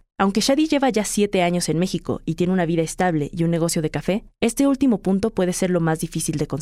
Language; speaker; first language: Spanish; native; Spanish